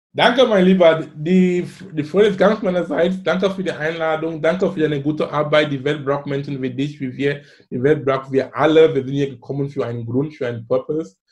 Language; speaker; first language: German; non-native, fluent; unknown